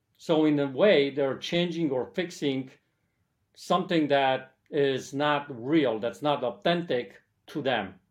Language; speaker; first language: English; early bilingual, other home language; Polish